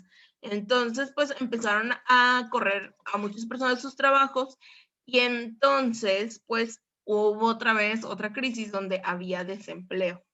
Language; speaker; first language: Spanish; native; Spanish